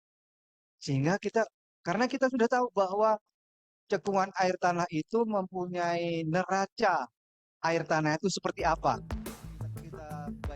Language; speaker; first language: Indonesian; native; Indonesian